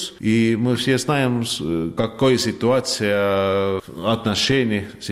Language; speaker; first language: Russian; non-native, learner; Estonian